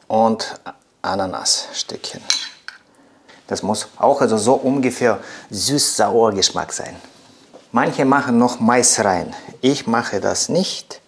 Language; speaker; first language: German; non-native, fluent; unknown